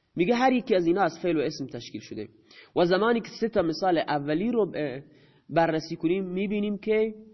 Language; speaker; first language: Persian; non-native, local second language; Baluchi